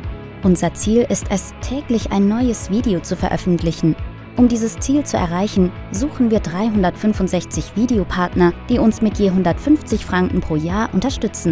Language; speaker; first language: German; native; German